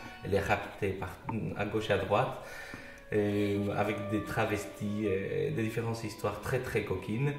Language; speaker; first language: French; non-native, fluent; Spanish